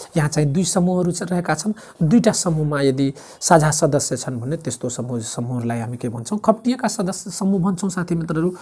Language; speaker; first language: Nepali; native; Nepali